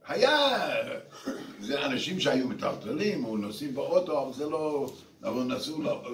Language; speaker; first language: Hebrew; non-native, fluent; English